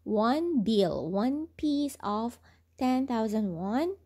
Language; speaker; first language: English; non-native, local second language; Filipino